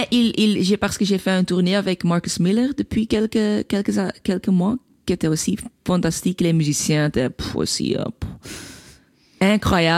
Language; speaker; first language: French; non-native, local second language; Dutch